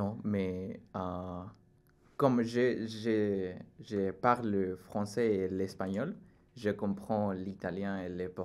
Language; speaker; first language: French; non-native, learner; Spanish